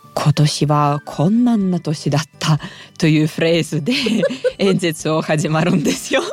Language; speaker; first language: Japanese; non-native, fluent; Russian